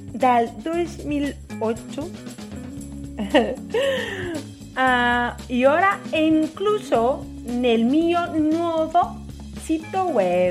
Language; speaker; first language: Italian; non-native, fluent; Portuguese